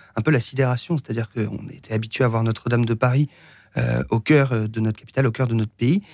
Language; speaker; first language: French; native; French